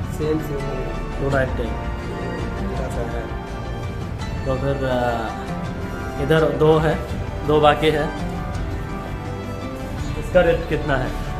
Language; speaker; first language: Hindi; non-native, learner; Bangla